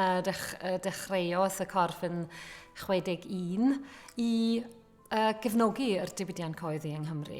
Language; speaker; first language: Welsh; non-native, fluent; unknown